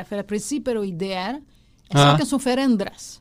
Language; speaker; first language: Swedish; non-native, fluent; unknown